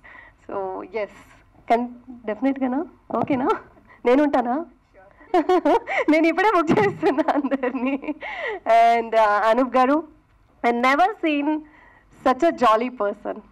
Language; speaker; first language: Telugu; non-native, fluent; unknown